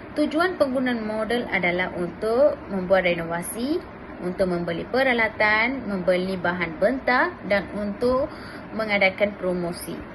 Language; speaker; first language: Malay; non-native, local second language; Tamil